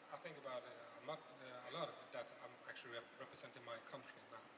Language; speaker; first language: English; non-native, fluent; Norwegian